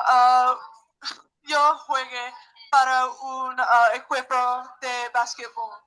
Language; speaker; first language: Spanish; non-native, learner; English